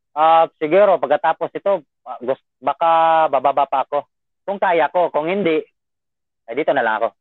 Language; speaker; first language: Filipino; non-native, local second language; Cebuano